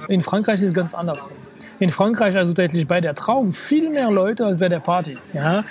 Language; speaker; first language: German; non-native, fluent; French